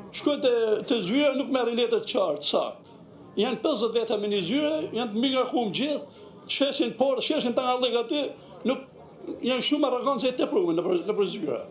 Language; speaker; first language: Albanian; native; Albanian